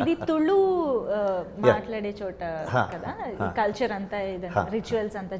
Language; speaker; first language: Telugu; native; Telugu